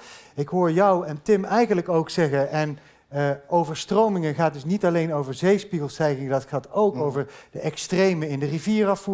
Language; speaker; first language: Dutch; native; Dutch